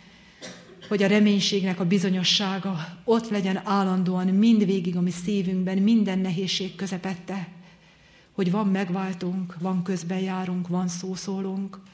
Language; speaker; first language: Hungarian; native; Hungarian